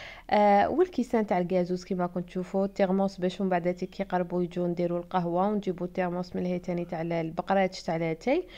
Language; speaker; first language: Arabic; native; Arabic